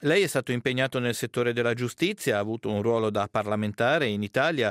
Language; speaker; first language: Italian; native; Italian